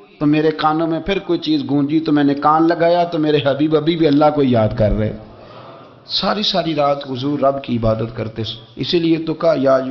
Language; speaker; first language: Urdu; non-native, local second language; Punjabi